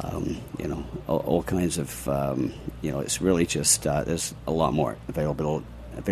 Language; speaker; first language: English; native; English